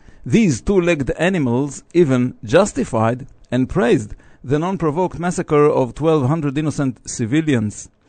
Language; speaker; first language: English; non-native, fluent; Hebrew